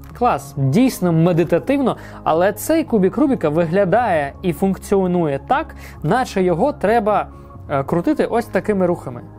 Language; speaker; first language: Ukrainian; non-native, local second language; Russian